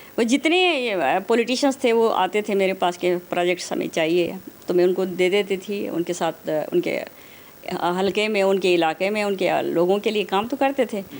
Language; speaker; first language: Urdu; non-native, local second language; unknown